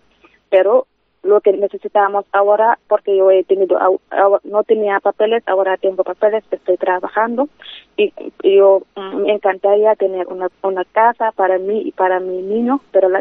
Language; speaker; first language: Spanish; non-native, fluent; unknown